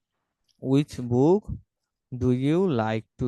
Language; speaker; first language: English; non-native, fluent; Bangla